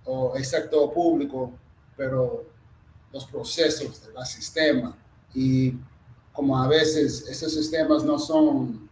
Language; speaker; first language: Spanish; non-native, fluent; English